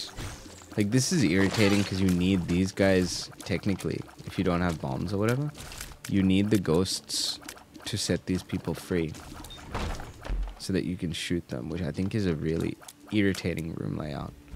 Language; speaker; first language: English; native; English